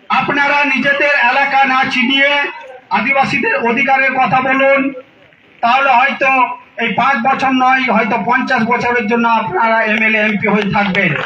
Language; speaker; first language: Bangla; non-native, local second language; Santali